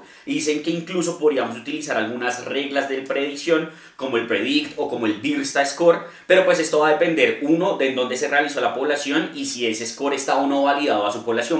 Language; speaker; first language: Spanish; native; Spanish